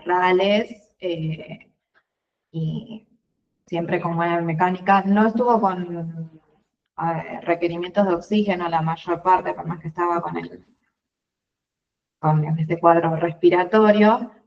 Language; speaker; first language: Spanish; native; Spanish